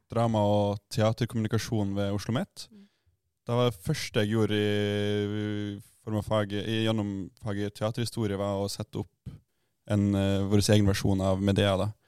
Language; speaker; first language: Norwegian; native; Norwegian